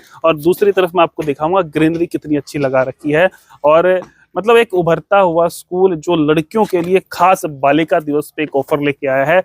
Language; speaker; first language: Hindi; native; Hindi